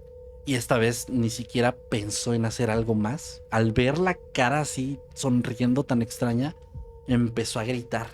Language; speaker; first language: Spanish; native; Spanish